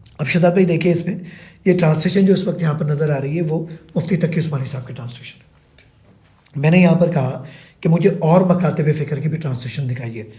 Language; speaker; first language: Urdu; native; Urdu